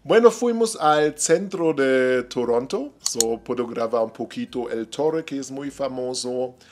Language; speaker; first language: Spanish; non-native, learner; German